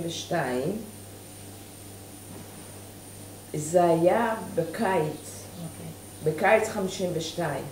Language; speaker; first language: Hebrew; early bilingual, other home language; Persian